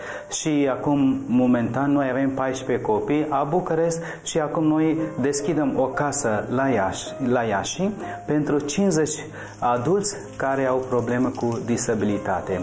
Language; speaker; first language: Romanian; non-native, learner; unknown